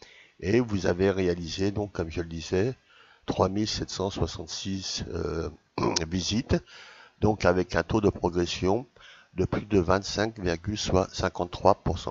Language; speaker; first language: French; native; French